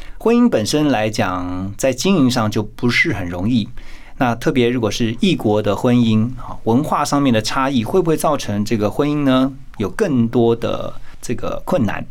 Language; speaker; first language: Chinese; native; Chinese